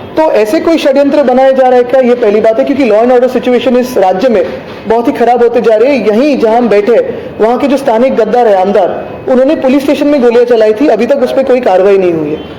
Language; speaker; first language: Hindi; non-native, local second language; Marathi